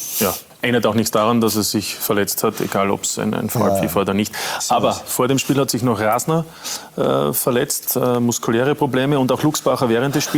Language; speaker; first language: German; native; German